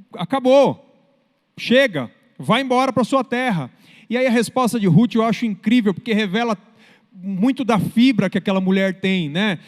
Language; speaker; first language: Portuguese; native; Portuguese